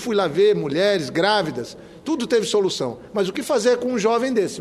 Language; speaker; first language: Portuguese; native; Portuguese